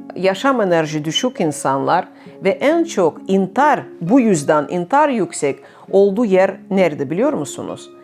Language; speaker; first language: Turkish; non-native, fluent; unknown